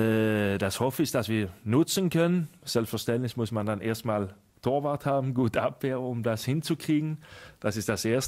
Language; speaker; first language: German; non-native, fluent; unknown